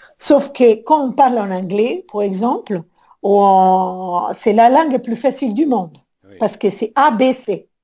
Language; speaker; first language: French; non-native, fluent; Italian